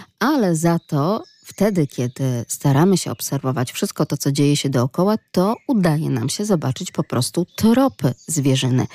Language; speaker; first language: Polish; native; Polish